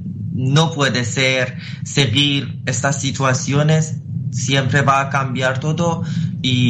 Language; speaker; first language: Spanish; non-native, fluent; Persian